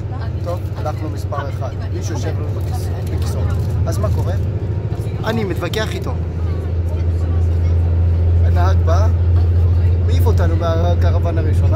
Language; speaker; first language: Hebrew; non-native, fluent; Japanese